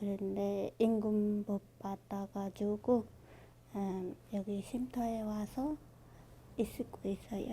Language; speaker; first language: Korean; non-native, learner; Burmese